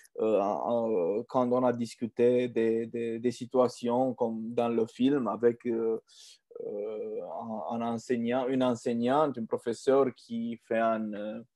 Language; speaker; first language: French; non-native, fluent; Romanian